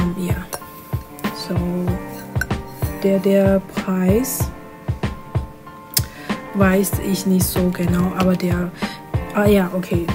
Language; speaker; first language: German; non-native, learner; Chinese